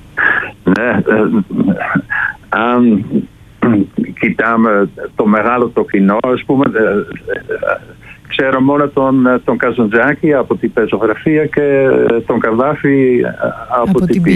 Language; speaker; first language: Greek; non-native, fluent; Dutch